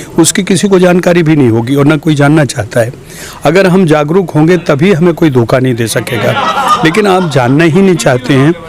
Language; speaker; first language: Hindi; native; Hindi